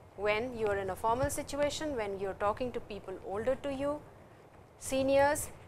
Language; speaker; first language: English; non-native, local second language; Hindi